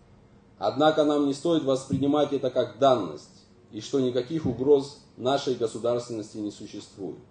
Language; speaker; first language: Russian; native; Russian